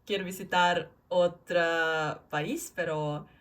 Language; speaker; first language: Spanish; non-native, learner; Korean